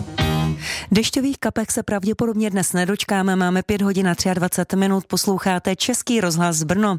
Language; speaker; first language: Czech; native; Czech